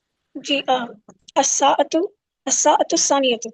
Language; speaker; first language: Arabic; non-native, learner; Urdu